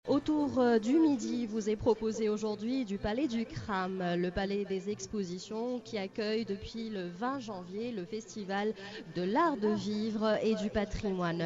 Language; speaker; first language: French; non-native, local second language; Arabic